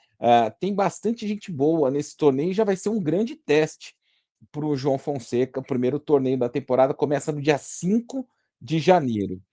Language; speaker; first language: Portuguese; native; Portuguese